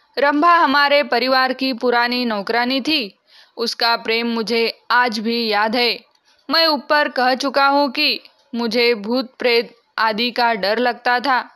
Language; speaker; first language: Hindi; non-native, local second language; Marathi